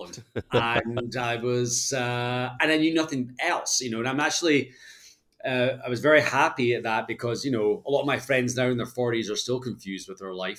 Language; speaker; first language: English; native; English